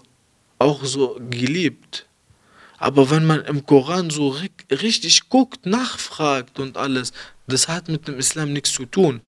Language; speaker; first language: German; early bilingual, other home language; Arabic